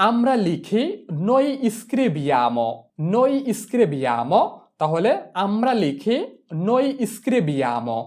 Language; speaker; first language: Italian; non-native, fluent; Bangla